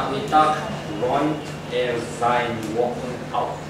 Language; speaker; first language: German; non-native, learner; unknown